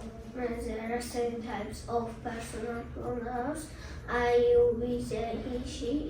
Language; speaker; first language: English; non-native, learner; Tajik